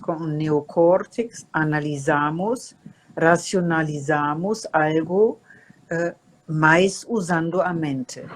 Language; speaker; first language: Portuguese; non-native, fluent; German